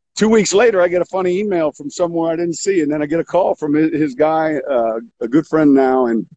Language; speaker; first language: English; native; English